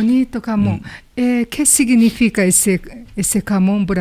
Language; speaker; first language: Portuguese; non-native, learner; Japanese